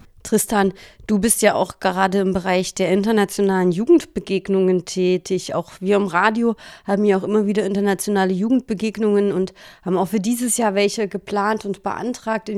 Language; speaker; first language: German; native; German